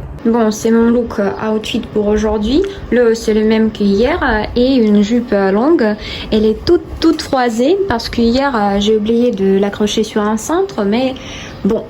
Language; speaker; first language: French; non-native, fluent; Russian